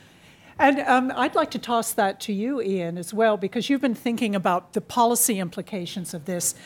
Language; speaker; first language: English; native; English